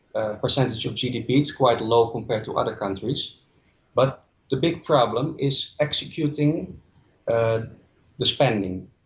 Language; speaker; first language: English; non-native, fluent; Dutch